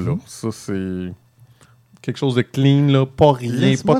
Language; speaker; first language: French; native; French